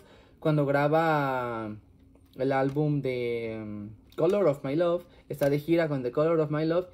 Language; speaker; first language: Spanish; native; Spanish